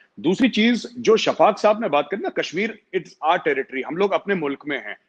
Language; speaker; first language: Hindi; native; Hindi